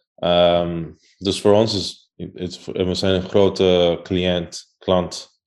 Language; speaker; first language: Dutch; non-native, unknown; Spanish